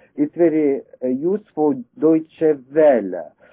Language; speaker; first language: English; non-native, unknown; Russian